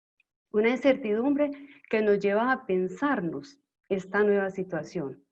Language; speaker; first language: Spanish; native; Spanish